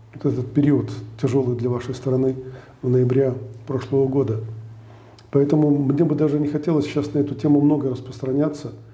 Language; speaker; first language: Russian; native; Russian